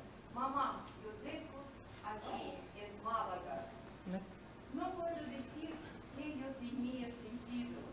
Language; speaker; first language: Spanish; non-native, learner; Russian